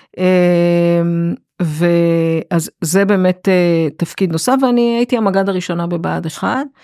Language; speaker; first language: Hebrew; native; Hebrew